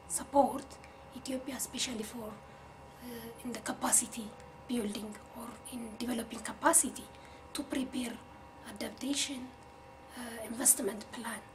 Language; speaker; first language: English; non-native, fluent; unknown